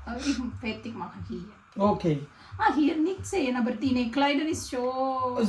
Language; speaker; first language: German; non-native, learner; Tamil